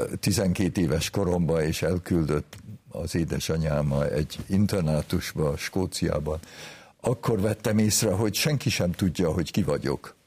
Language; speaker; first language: Hungarian; early bilingual, heritage; Hungarian